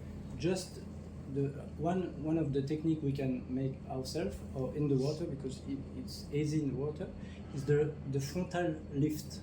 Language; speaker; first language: English; non-native, learner; French